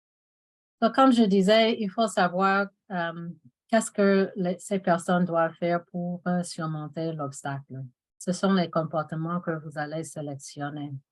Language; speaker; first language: French; non-native, fluent; English